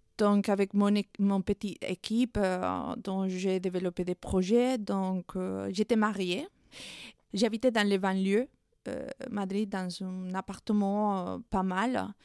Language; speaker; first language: French; non-native, fluent; Spanish